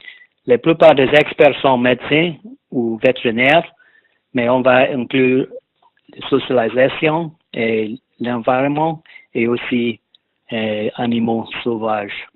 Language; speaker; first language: French; non-native, fluent; English